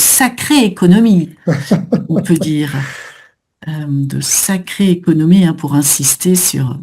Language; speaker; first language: French; native; French